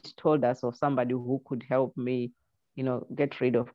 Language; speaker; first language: English; non-native, local second language; Shona